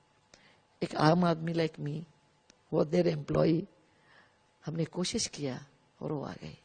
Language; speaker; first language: Hindi; non-native, local second language; Kannada